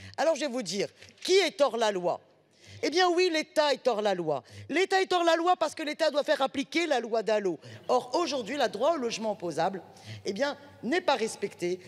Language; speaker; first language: French; native; French